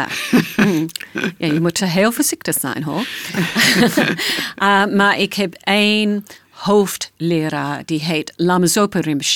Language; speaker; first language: Dutch; non-native, fluent; English